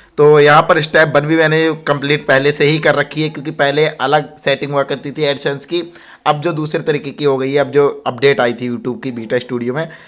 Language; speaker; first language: Hindi; native; Hindi